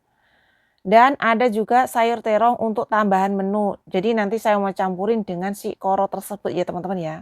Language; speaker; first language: Indonesian; non-native, local second language; Javanese